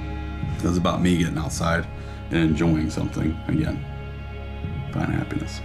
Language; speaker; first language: English; native; English